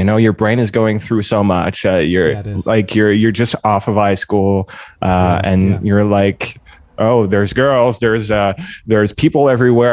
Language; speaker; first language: English; non-native, fluent; French